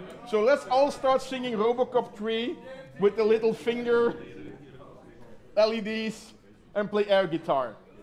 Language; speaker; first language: English; non-native, fluent; Dutch